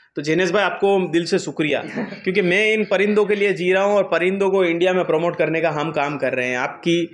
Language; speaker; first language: Hindi; non-native, local second language; Gujarati